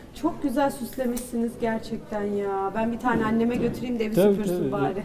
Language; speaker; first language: Turkish; native; Turkish